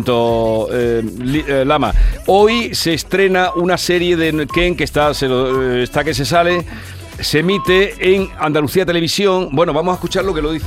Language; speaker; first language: Spanish; native; Spanish